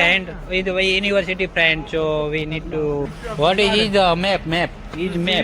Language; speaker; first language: English; non-native, learner; Gujarati